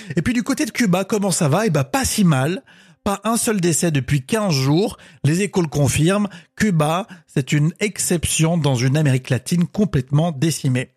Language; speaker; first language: French; native; French